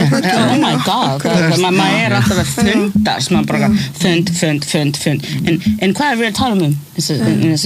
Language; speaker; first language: Icelandic; non-native, fluent; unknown